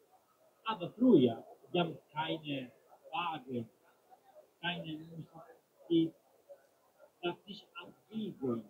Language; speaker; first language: German; non-native, learner; Italian